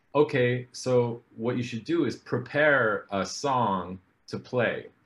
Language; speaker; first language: English; native; English